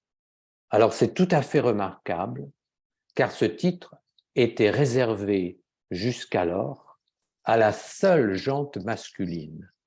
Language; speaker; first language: French; native; French